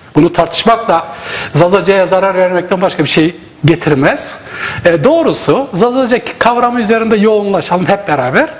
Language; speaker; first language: Turkish; non-native, local second language; Zaza